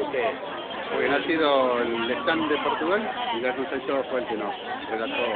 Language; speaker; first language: Spanish; native; Spanish